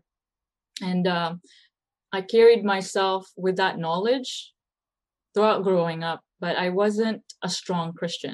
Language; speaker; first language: English; early bilingual, other home language; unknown